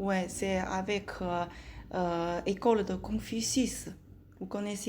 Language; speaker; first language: French; non-native, learner; Chinese